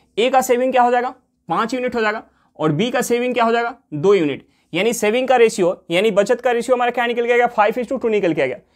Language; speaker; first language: Hindi; native; Hindi